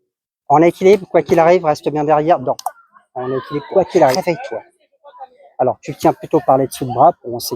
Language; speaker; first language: French; native; French